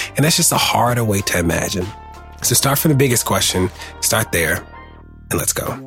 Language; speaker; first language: English; native; English